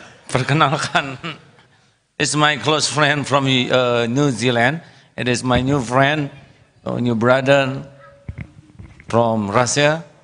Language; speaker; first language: English; non-native, learner; Indonesian